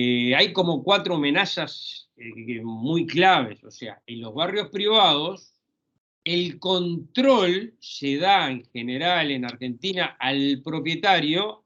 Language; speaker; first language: Spanish; native; Spanish